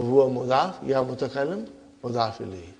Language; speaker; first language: Arabic; non-native, fluent; English